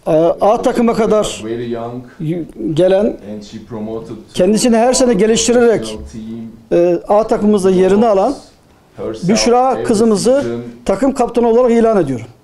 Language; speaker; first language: Turkish; native; Turkish